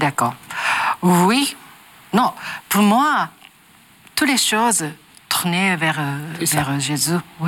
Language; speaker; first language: French; non-native, learner; Japanese